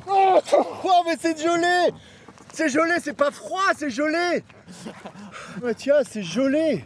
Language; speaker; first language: French; native; French